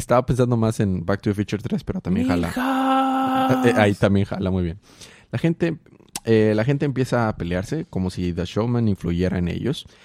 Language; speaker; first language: Spanish; native; Spanish